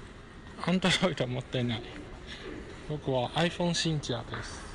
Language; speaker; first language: Japanese; non-native, fluent; Chinese